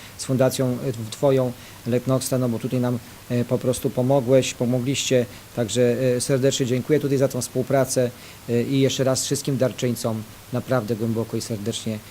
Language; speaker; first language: Polish; native; Polish